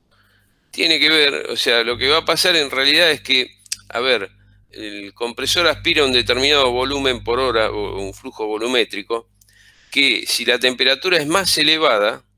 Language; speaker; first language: Spanish; native; Spanish